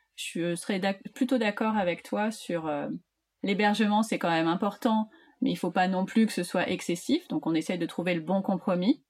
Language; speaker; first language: French; native; French